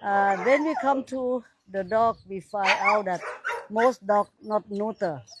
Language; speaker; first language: English; non-native, learner; Thai